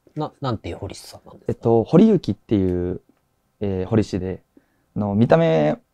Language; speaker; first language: Japanese; native; Japanese